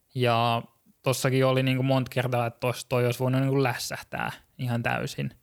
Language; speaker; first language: Finnish; native; Finnish